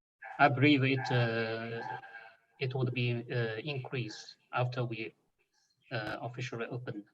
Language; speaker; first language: English; non-native, fluent; Chinese